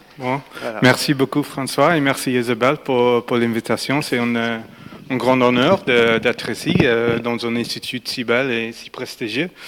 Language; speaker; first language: French; non-native, fluent; English